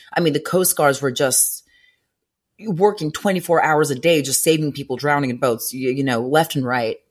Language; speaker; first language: English; early bilingual, other home language; Greek